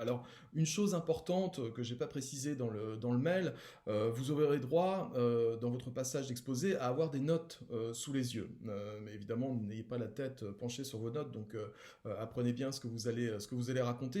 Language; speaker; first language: French; native; French